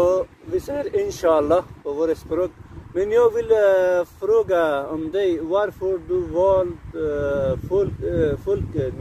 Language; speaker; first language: Swedish; non-native, learner; Persian